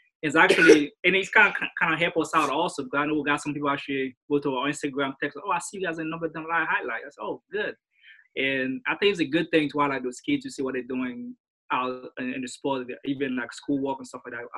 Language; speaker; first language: English; native; English